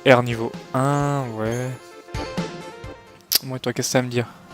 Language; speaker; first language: French; native; French